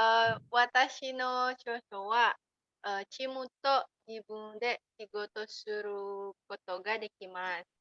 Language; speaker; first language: Japanese; non-native, learner; Indonesian